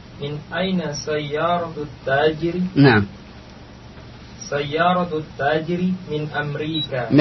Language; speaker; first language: Arabic; non-native, learner; Indonesian